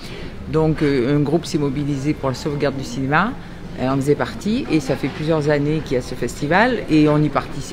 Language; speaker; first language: French; native; French